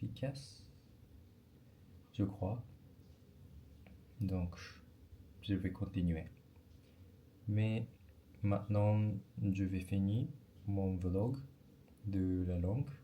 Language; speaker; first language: French; non-native, learner; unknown